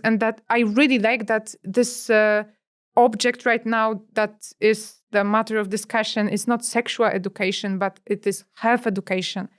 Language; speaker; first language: English; non-native, fluent; Polish